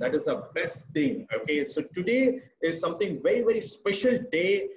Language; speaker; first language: English; non-native, local second language; Tamil